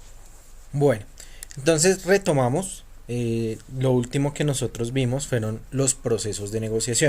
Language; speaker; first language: Spanish; native; Spanish